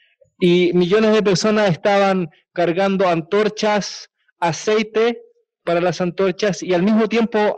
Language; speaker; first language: Spanish; native; Spanish